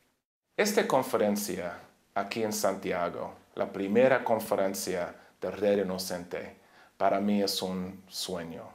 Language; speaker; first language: Spanish; non-native, learner; English